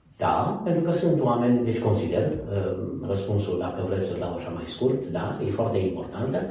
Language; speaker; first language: Romanian; native; Romanian